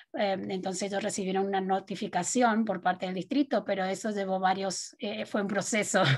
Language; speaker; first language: Spanish; native; Spanish